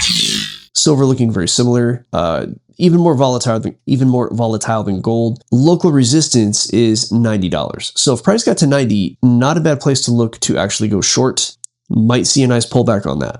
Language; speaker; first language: English; native; English